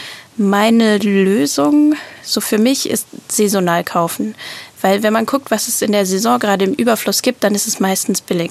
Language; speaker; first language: German; native; German